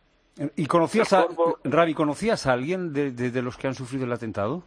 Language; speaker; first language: Spanish; native; Spanish